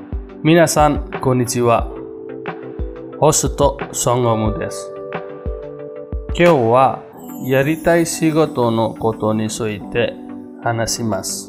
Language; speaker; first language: Japanese; non-native, learner; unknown